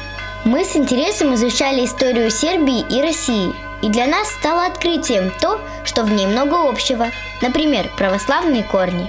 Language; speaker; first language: Russian; native; Russian